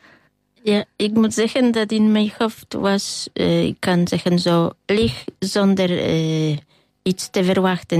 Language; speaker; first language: Dutch; non-native, learner; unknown